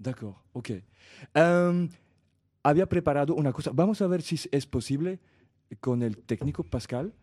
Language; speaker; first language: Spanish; non-native, fluent; French